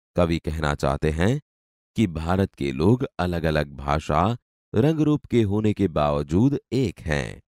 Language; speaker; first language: Hindi; non-native, local second language; Gujarati